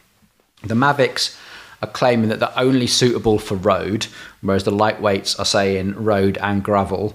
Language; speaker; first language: English; native; English